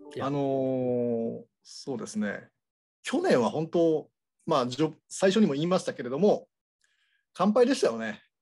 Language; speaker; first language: Japanese; native; Japanese